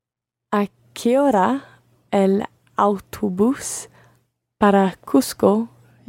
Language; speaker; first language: Spanish; non-native, learner; English